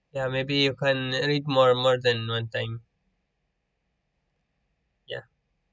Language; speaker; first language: English; non-native, learner; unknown